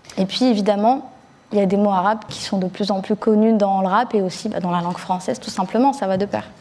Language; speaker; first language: French; early bilingual, other home language; Arabic